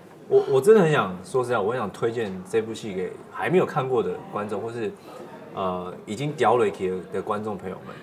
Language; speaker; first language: Chinese; native; Chinese